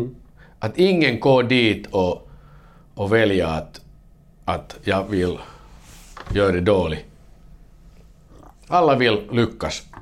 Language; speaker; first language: Swedish; non-native, learner; Finnish